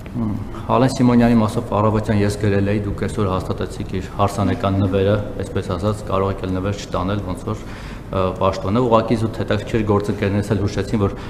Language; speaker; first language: Armenian; native; Armenian